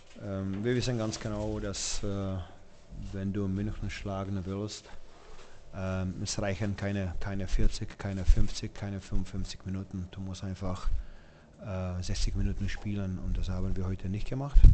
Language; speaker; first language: German; non-native, fluent; Czech